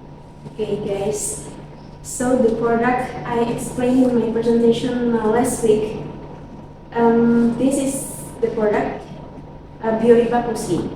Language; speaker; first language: English; non-native, learner; Indonesian